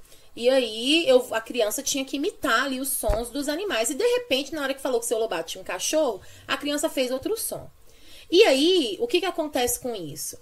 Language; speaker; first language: Portuguese; native; Portuguese